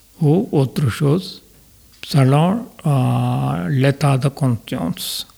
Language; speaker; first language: French; non-native, fluent; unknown